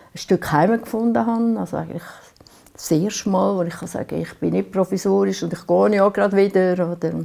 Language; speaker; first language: German; native; German